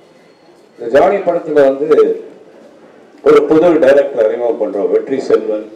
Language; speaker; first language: Tamil; native; Tamil